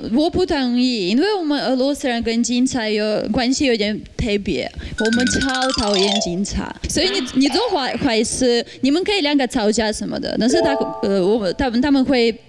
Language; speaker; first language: Chinese; non-native, fluent; Russian